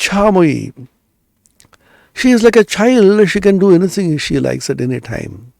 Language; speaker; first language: English; non-native, local second language; Bangla